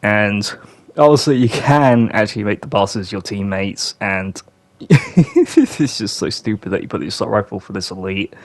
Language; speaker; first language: English; native; English